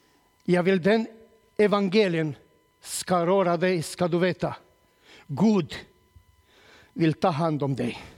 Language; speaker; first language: Swedish; non-native, learner; Romanian